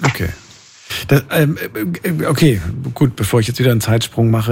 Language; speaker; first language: German; native; German